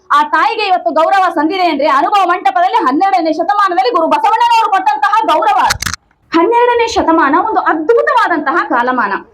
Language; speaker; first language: Kannada; non-native, local second language; Tamil